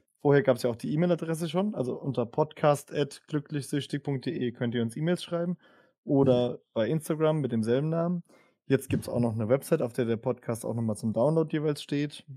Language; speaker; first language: German; native; German